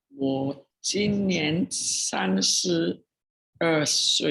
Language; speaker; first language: Chinese; non-native, learner; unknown